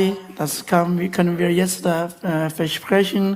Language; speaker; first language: German; non-native, learner; Chinese